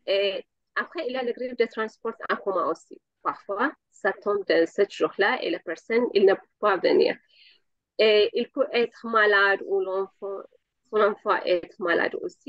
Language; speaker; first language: French; non-native, learner; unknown